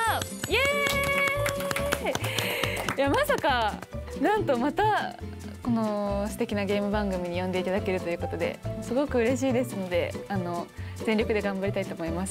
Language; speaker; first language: Japanese; native; Japanese